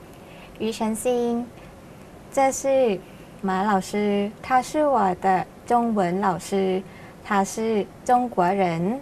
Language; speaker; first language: Chinese; non-native, learner; Thai